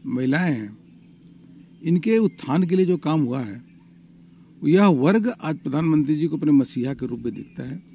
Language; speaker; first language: Hindi; native; Hindi